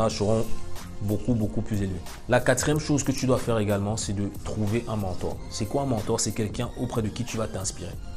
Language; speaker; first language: French; native; French